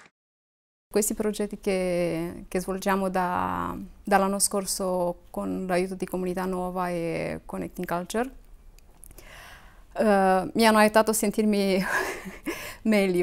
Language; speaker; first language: Italian; non-native, fluent; Romanian